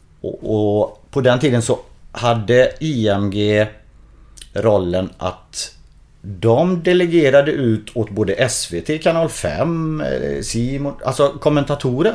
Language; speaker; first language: Swedish; native; Swedish